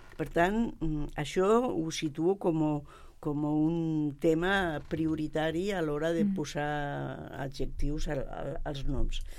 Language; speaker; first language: Catalan; non-native, local second language; Spanish